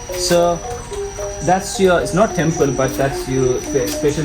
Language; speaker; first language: English; non-native, local second language; Malayalam